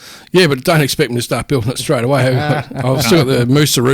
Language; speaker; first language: English; native; English